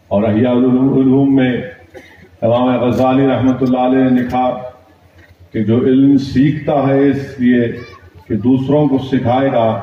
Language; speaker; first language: Urdu; native; Urdu